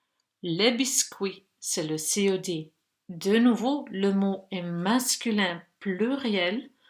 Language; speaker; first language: French; non-native, local second language; Dutch